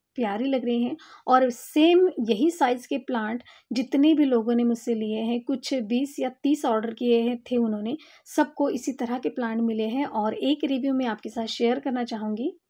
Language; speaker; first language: Hindi; non-native, local second language; Marathi